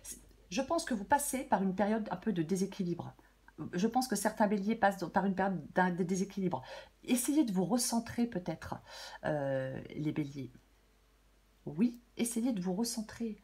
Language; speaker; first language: French; native; French